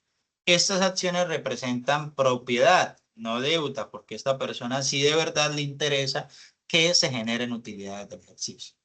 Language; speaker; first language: Spanish; native; Spanish